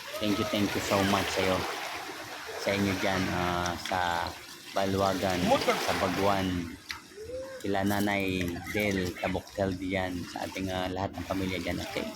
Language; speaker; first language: Filipino; non-native, local second language; Bikol